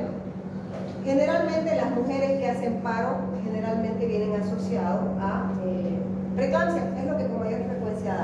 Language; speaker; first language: Spanish; native; Spanish